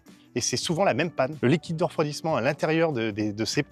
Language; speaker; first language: French; native; French